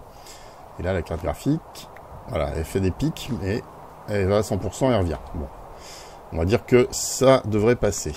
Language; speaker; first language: French; native; French